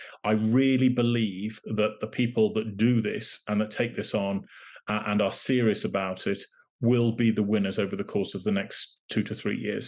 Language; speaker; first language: English; native; English